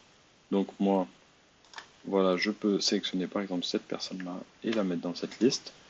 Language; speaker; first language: French; native; French